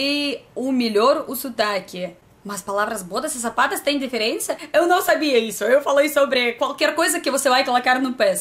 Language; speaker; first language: Portuguese; non-native, learner; Russian